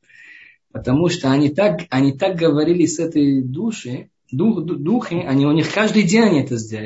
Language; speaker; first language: Russian; early bilingual, heritage; Hebrew